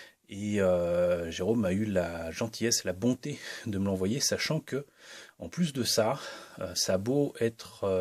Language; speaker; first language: French; native; French